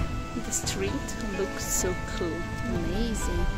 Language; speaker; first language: English; non-native, learner; Russian